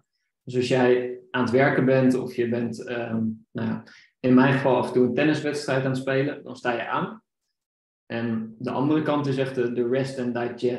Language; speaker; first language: Dutch; native; Dutch